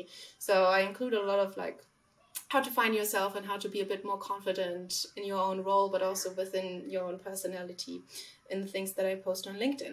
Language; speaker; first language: English; non-native, fluent; German